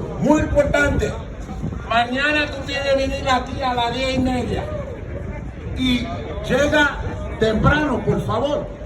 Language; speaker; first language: Spanish; non-native, learner; English